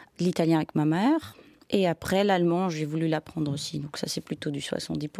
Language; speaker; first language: French; non-native, fluent; Dutch